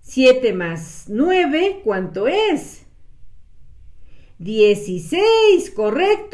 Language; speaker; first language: Spanish; native; Spanish